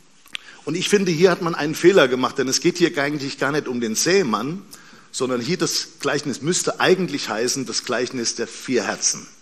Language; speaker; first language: German; native; German